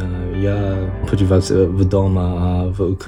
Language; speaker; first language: Ukrainian; non-native, learner; English